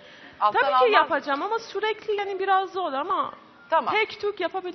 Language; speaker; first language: Turkish; non-native, fluent; Persian